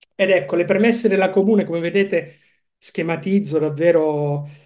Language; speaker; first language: Italian; native; Italian